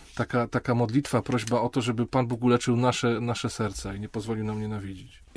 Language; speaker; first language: Polish; native; Polish